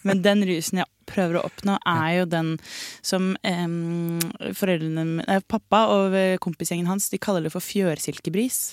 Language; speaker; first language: Norwegian; native; Norwegian